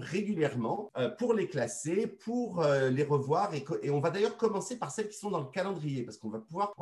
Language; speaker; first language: French; native; French